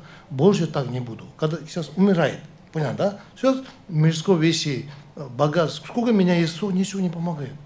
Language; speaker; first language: Russian; non-native, learner; Tibetan